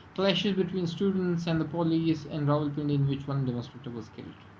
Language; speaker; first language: English; non-native, local second language; Urdu